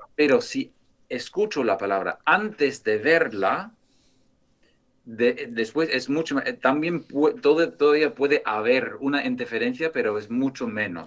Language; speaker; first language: Spanish; non-native, fluent; English